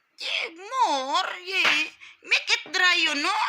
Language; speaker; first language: English; non-native, learner; Hiligaynon